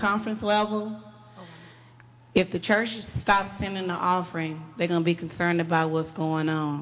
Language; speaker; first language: English; native; English